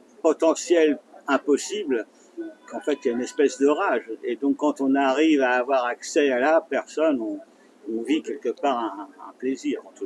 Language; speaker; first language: French; native; French